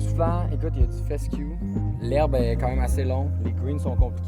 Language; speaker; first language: French; native; French